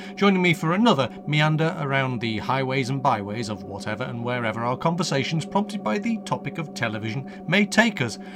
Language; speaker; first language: English; native; English